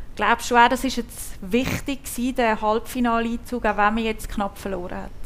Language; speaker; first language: German; native; German